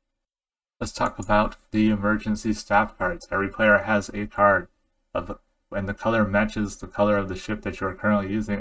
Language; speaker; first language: English; native; English